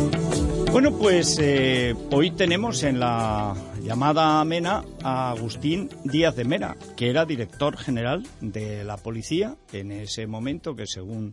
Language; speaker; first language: Spanish; native; Spanish